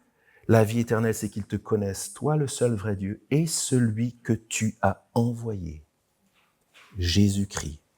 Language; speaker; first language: French; native; French